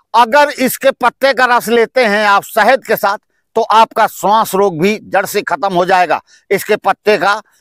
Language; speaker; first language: Hindi; native; Hindi